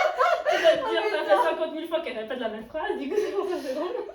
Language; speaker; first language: French; native; French